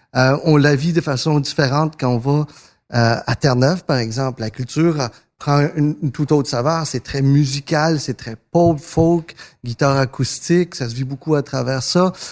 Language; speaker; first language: French; early bilingual, other home language; Spanish